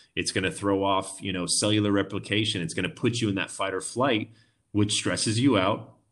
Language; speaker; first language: English; native; English